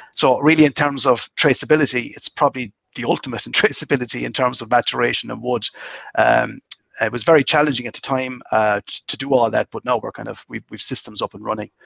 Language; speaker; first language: English; native; English